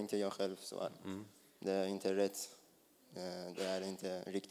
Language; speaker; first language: Swedish; non-native, learner; Persian